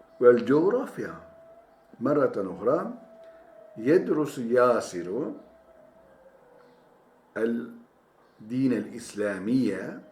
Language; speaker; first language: Arabic; non-native, fluent; Turkish